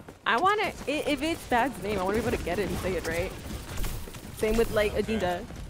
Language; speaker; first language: English; early bilingual, other home language; Spanish